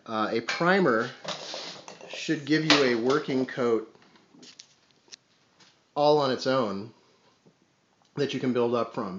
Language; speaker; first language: English; native; English